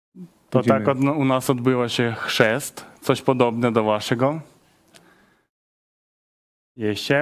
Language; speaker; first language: Polish; non-native, learner; Russian